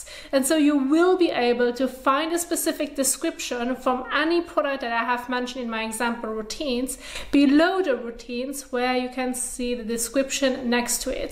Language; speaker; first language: English; non-native, fluent; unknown